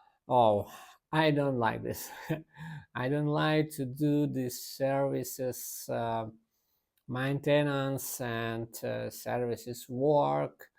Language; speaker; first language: English; non-native, learner; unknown